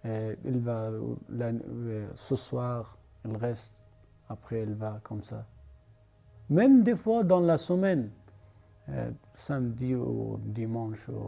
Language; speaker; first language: French; non-native, learner; Persian